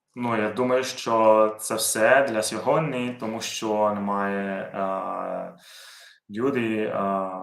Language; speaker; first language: Ukrainian; non-native, learner; Italian